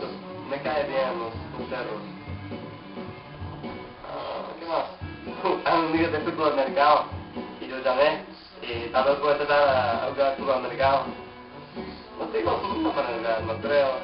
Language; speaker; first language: Spanish; non-native, learner; English